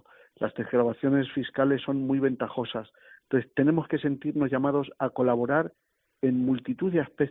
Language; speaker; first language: Spanish; native; Spanish